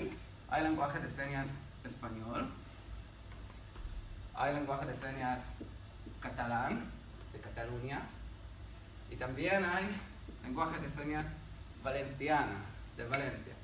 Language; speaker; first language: Spanish; non-native, learner; Hebrew